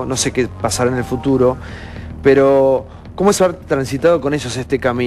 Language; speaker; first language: Spanish; native; Spanish